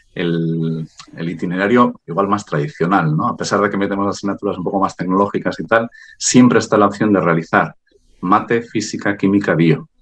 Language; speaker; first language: Spanish; non-native, local second language; Basque